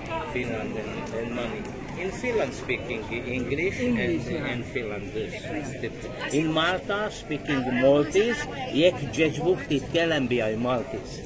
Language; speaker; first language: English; non-native, learner; Hungarian